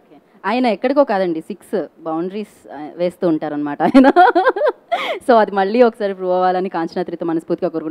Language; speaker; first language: Telugu; native; Telugu